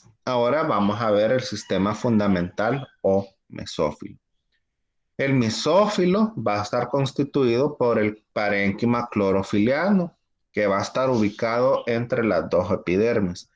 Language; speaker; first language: Spanish; native; Spanish